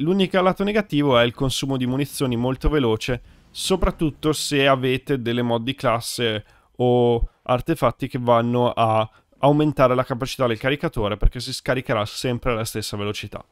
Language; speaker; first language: Italian; native; Italian